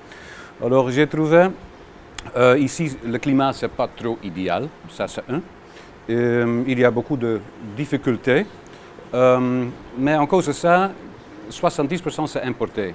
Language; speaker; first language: French; non-native, learner; Dutch